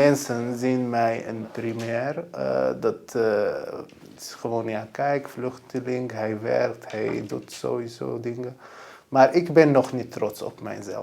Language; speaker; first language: Dutch; non-native, fluent; Arabic